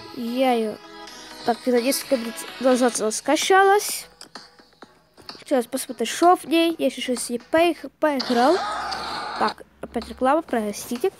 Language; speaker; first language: Russian; non-native, fluent; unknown